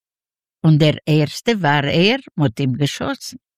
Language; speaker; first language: German; non-native, learner; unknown